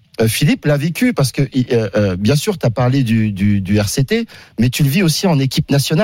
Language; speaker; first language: French; native; French